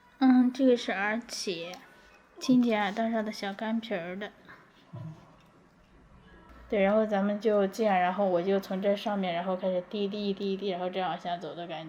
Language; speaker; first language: Chinese; native; Chinese